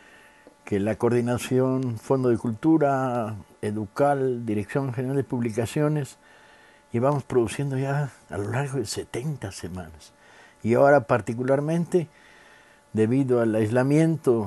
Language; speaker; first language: Spanish; native; Spanish